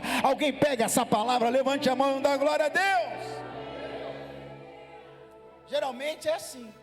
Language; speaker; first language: Portuguese; native; Portuguese